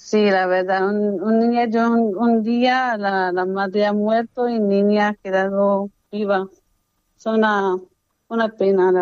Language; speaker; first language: Spanish; non-native, learner; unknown